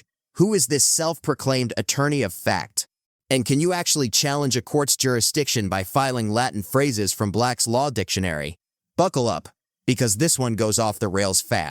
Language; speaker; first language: English; native; English